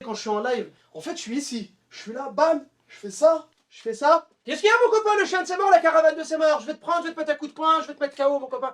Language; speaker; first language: French; native; French